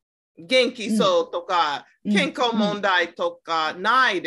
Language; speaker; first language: Japanese; non-native, learner; English